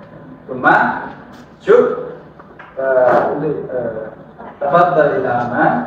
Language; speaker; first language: Arabic; non-native, learner; Malay